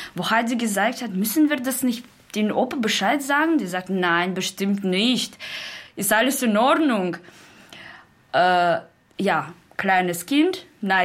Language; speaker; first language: German; non-native, learner; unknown